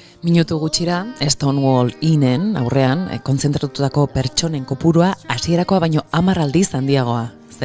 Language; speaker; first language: Basque; native; Basque